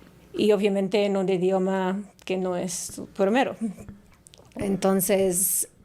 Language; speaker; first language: Spanish; non-native, fluent; English